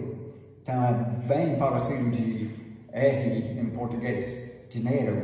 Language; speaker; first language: Portuguese; non-native, fluent; English